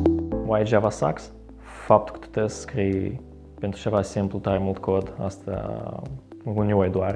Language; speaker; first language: Romanian; native; Romanian